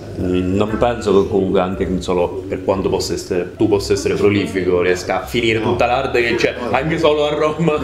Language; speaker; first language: Italian; native; Italian